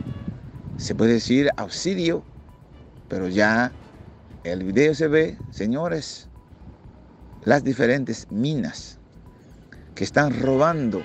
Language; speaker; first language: Spanish; non-native, fluent; Haitian Creole